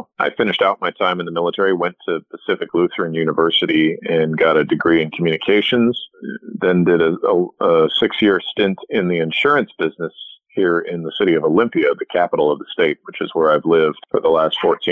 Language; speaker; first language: English; native; English